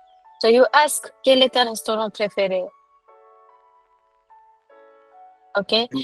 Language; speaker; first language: French; non-native, fluent; Hindi